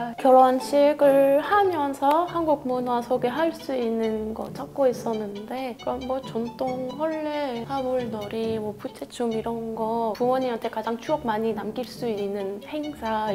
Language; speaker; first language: Korean; non-native, fluent; French